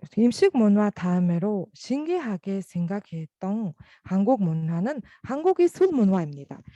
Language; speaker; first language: Korean; non-native, learner; Mongolian